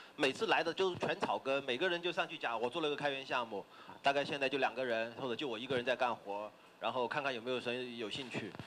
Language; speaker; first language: Chinese; native; Chinese